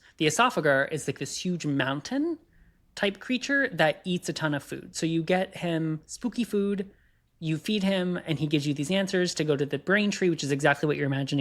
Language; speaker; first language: English; native; English